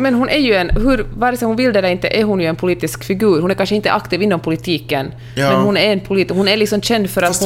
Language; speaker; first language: Swedish; native; Swedish